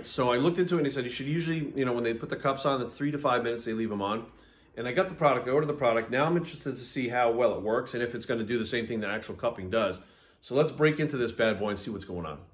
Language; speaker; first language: English; native; English